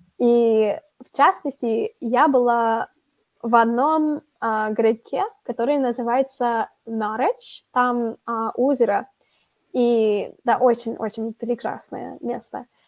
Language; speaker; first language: Russian; non-native, fluent; English